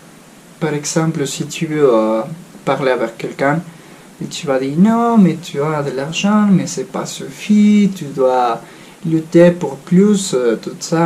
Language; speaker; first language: French; non-native, fluent; Spanish